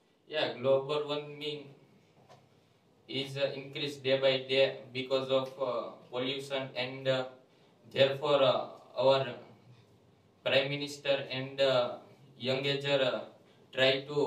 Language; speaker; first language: English; non-native, learner; Gujarati